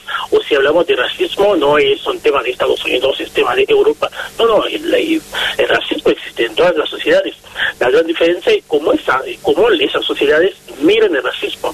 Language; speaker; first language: Spanish; non-native, fluent; Haitian Creole